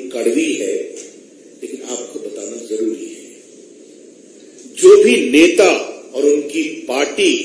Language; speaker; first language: Hindi; native; Hindi